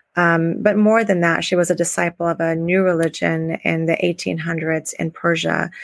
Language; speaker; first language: English; native; English